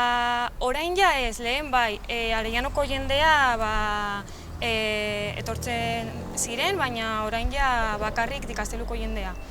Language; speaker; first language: Basque; non-native, local second language; Spanish